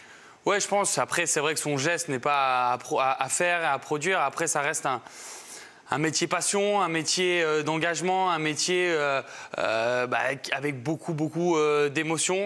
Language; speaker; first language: French; native; French